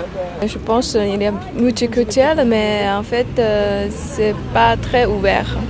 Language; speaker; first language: French; non-native, learner; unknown